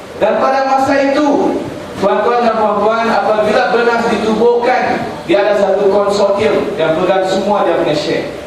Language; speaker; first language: Malay; non-native, local second language; Chinese